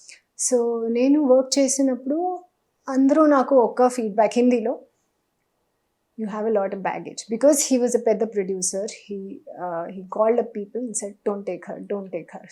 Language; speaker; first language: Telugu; non-native, learner; Hindi